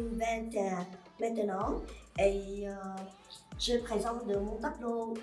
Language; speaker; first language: French; non-native, learner; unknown